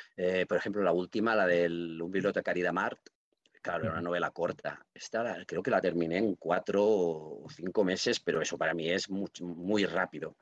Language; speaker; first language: Spanish; non-native, local second language; Catalan